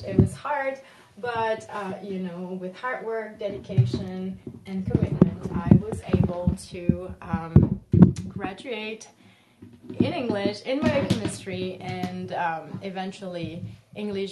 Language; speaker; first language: English; non-native, fluent; French